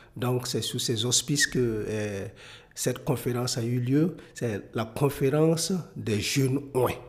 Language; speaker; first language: French; non-native, local second language; Mossi